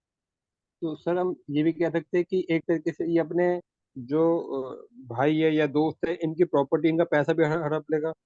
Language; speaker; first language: Hindi; native; Hindi